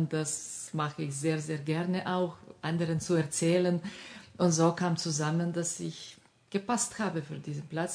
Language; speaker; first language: German; non-native, fluent; Lithuanian